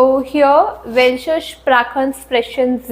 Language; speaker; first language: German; non-native, fluent; Hindi